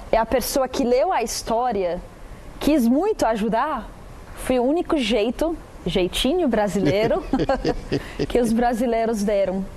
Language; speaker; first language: Portuguese; non-native, fluent; Arabic